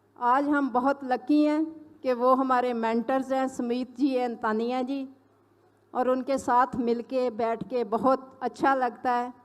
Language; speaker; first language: Hindi; non-native, local second language; Punjabi